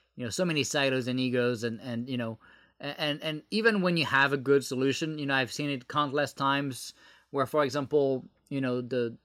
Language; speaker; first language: English; non-native, fluent; French